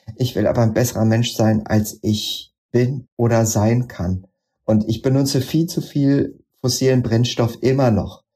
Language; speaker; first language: German; native; German